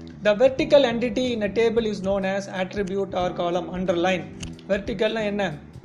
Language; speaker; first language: English; non-native, local second language; Tamil